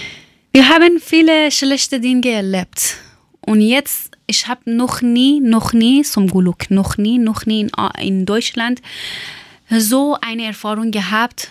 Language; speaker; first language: German; non-native, learner; Persian